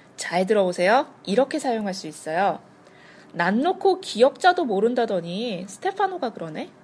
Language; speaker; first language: Korean; native; Korean